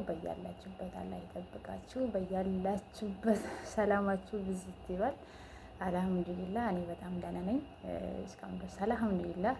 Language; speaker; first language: Amharic; non-native, local second language; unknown